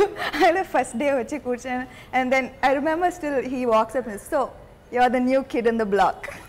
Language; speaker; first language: Telugu; non-native, fluent; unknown